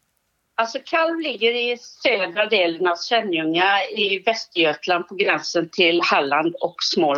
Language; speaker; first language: Swedish; native; Swedish